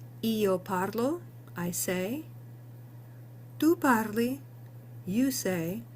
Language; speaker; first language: Italian; non-native, learner; English